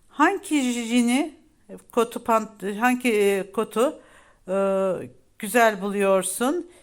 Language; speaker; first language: Turkish; native; Turkish